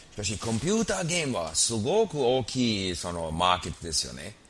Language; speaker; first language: Japanese; non-native, fluent; English